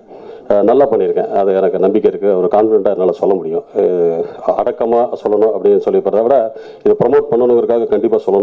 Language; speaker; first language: Tamil; native; Tamil